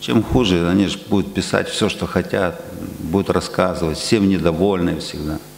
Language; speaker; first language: Russian; native; Russian